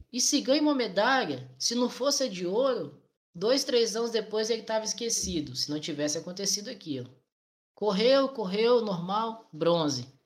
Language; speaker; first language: Portuguese; native; Portuguese